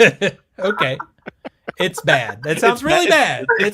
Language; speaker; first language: English; native; English